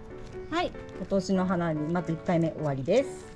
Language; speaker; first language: Japanese; native; Japanese